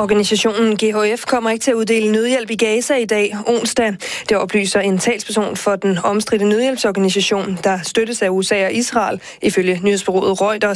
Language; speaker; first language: Danish; native; Danish